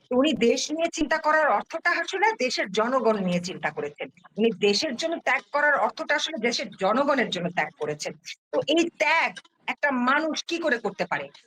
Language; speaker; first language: Bangla; early bilingual, heritage; Bangla